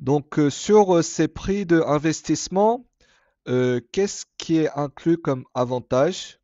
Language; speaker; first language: French; non-native, fluent; Korean